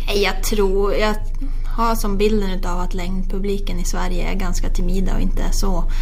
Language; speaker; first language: Swedish; native; Swedish